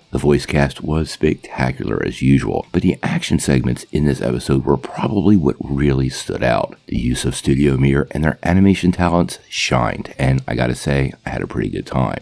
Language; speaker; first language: English; native; English